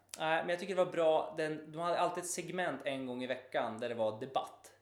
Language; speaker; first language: Swedish; native; Swedish